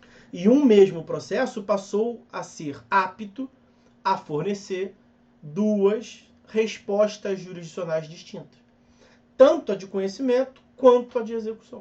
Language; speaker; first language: Portuguese; native; Portuguese